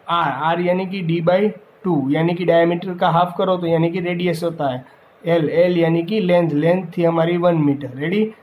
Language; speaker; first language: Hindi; non-native, local second language; Gujarati